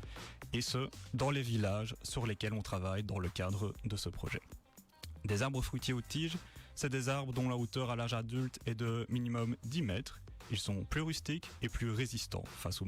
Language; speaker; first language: French; native; French